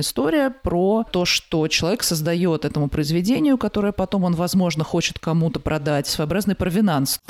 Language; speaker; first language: Russian; native; Russian